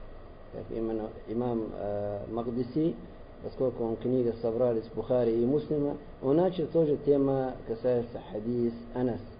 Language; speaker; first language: Russian; non-native, learner; Arabic